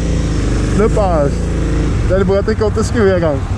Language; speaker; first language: German; native; German